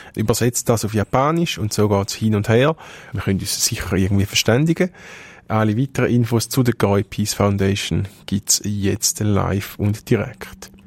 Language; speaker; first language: German; native; German